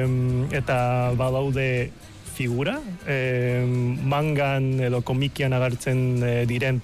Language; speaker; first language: Basque; non-native, local second language; Spanish